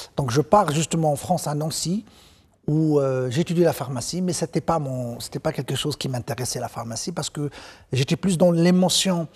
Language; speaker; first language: French; non-native, local second language; Arabic